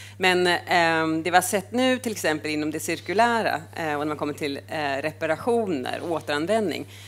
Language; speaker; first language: Swedish; native; Swedish